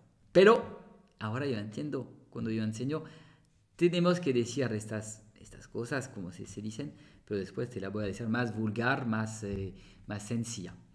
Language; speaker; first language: Spanish; non-native, fluent; French